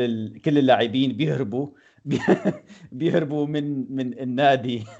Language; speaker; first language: Arabic; native; Arabic